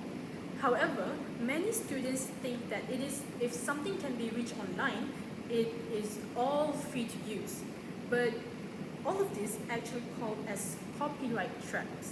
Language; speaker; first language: English; non-native, local second language; Malay